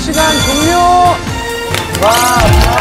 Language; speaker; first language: Korean; native; Korean